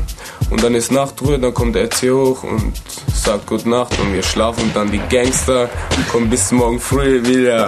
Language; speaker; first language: German; native; German